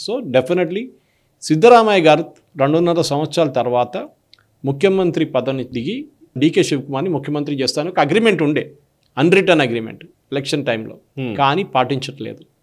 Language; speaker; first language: Telugu; non-native, local second language; Malayalam